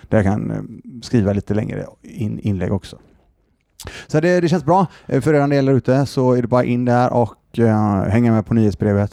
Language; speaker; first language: Swedish; native; Swedish